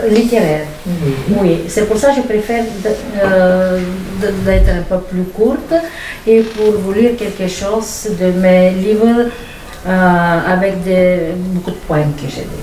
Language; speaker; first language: French; non-native, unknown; Bulgarian